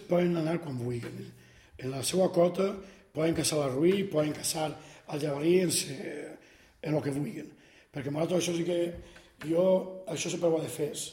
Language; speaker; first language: Catalan; native; Catalan